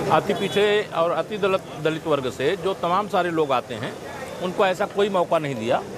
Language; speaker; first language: Hindi; native; Hindi